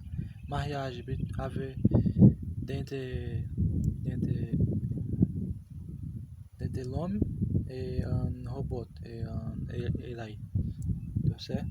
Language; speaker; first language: French; non-native, learner; Portuguese